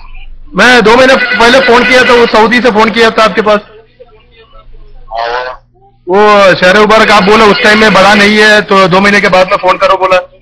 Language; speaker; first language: Hindi; non-native, local second language; Malayalam